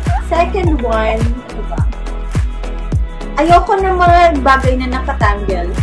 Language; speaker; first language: Filipino; non-native, local second language; Cebuano